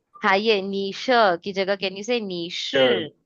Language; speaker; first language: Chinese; non-native, fluent; Hindi